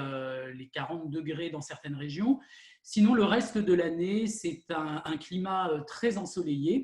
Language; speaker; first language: French; native; French